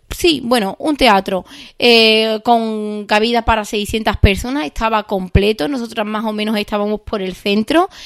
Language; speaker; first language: Spanish; native; Spanish